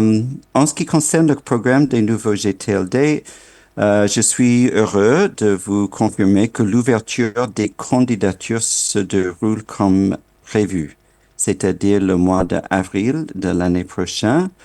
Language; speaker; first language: French; non-native, fluent; English